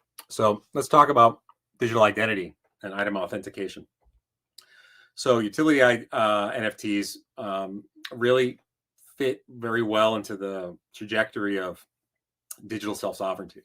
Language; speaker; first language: English; native; English